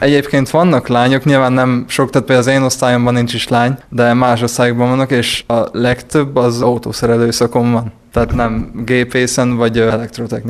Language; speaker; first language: Hungarian; native; Hungarian